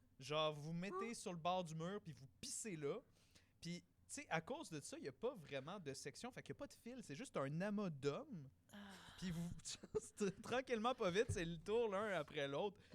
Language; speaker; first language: French; native; French